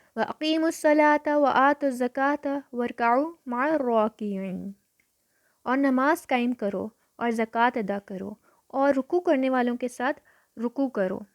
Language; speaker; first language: Urdu; native; Urdu